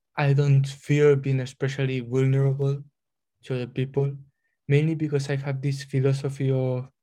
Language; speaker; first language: English; non-native, fluent; Spanish